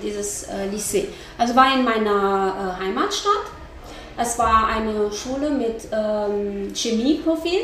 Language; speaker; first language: German; non-native, fluent; Romanian